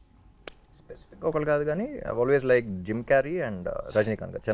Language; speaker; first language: Telugu; native; Telugu